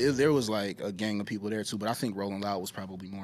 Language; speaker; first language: English; native; English